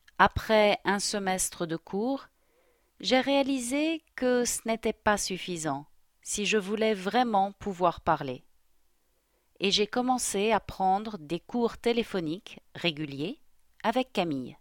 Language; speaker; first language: French; non-native, learner; English